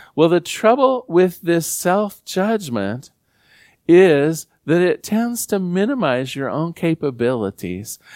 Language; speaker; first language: English; native; English